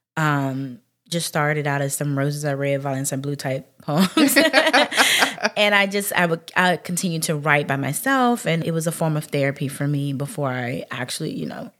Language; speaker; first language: English; native; English